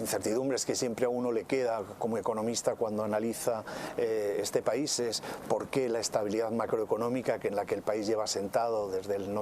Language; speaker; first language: Spanish; native; Spanish